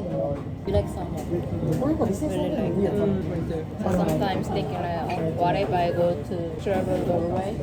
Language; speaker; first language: English; non-native, learner; Korean